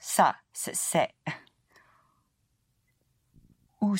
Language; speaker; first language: French; non-native, learner; English